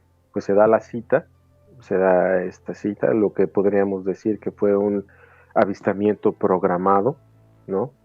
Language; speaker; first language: Spanish; native; Spanish